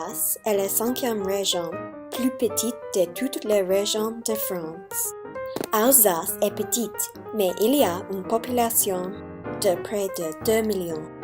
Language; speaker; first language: French; non-native, learner; English